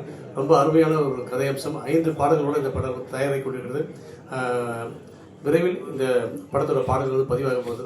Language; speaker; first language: Tamil; native; Tamil